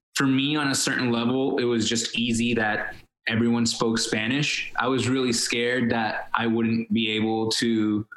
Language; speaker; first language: English; early bilingual, other home language; Spanish